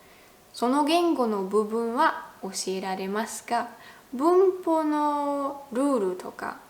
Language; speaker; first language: Japanese; non-native, fluent; German